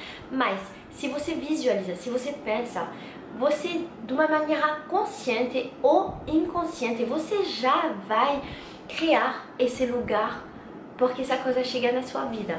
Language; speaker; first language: Portuguese; non-native, learner; French